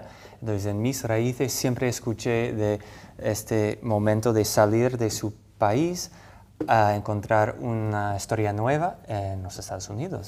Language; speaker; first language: Spanish; non-native, fluent; English